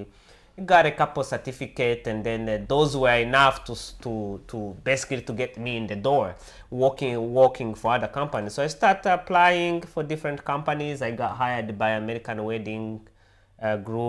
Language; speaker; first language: English; non-native, local second language; Kinyarwanda